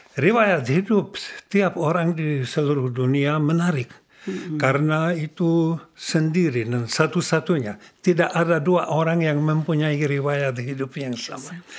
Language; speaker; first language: Indonesian; non-native, fluent; Czech